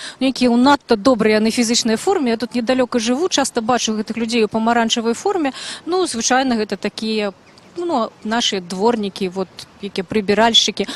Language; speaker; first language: Belarusian; native; Belarusian